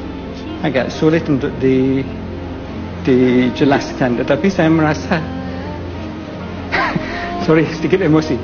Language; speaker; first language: Indonesian; non-native, fluent; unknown